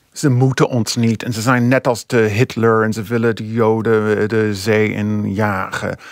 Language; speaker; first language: Dutch; non-native, fluent; English